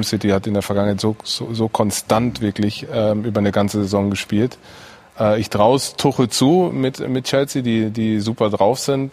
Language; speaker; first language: German; native; German